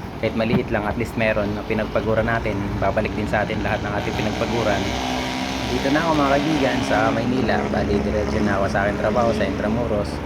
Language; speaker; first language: Filipino; native; Filipino